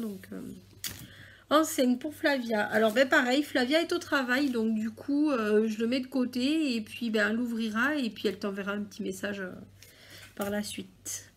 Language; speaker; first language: French; native; French